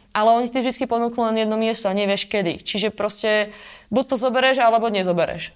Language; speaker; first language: Slovak; native; Slovak